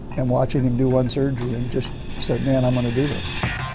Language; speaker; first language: English; native; English